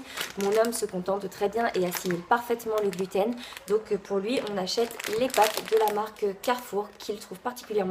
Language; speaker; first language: French; native; French